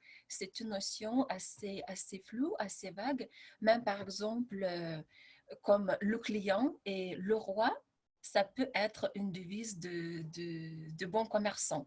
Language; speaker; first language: French; non-native, fluent; Lithuanian